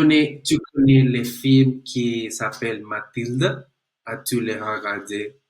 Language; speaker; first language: French; non-native, learner; Spanish